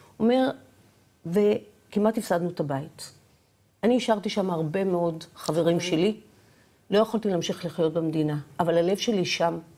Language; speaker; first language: Hebrew; native; Hebrew